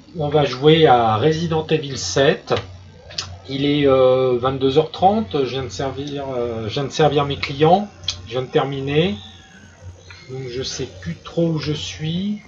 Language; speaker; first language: French; native; French